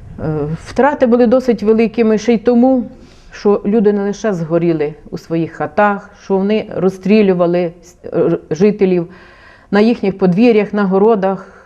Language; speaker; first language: Ukrainian; native; Ukrainian